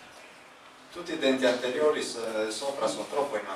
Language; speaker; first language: Italian; native; Italian